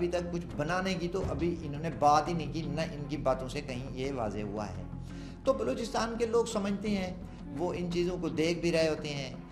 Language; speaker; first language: Urdu; non-native, local second language; Baluchi